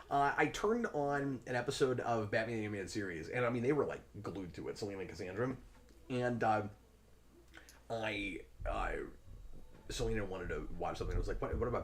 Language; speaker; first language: English; native; English